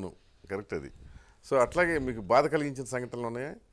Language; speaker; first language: Telugu; native; Telugu